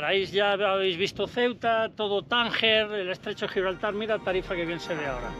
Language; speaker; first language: Spanish; native; Spanish